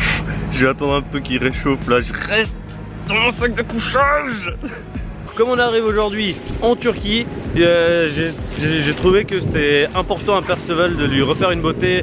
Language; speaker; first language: French; native; French